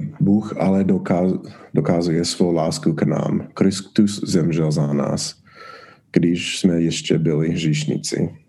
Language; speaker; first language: Czech; non-native, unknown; English